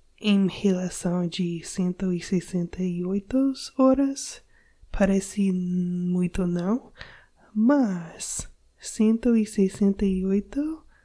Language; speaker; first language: Portuguese; non-native, learner; English